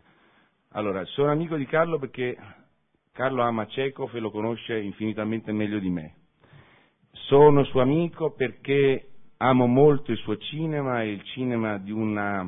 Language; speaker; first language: Italian; native; Italian